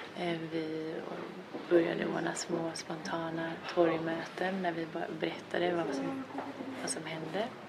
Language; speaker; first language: Swedish; native; Swedish